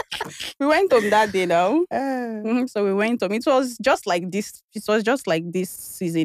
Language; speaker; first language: English; non-native, local second language; Igbo